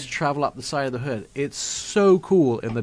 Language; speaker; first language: English; native; English